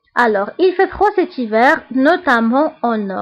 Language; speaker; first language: French; non-native, local second language; Arabic